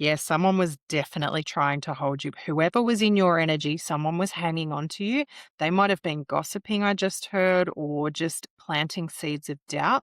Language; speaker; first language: English; native; English